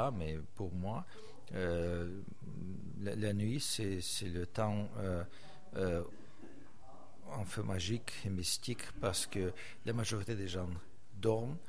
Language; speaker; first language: French; non-native, fluent; Russian